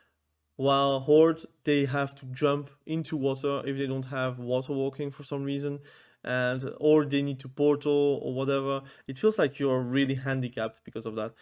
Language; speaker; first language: English; non-native, fluent; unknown